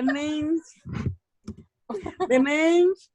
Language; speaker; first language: English; non-native, learner; Spanish